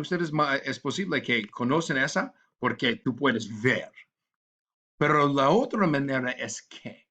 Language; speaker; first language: Spanish; non-native, learner; English